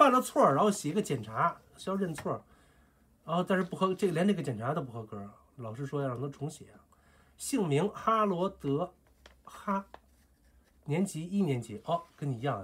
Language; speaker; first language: Chinese; native; Chinese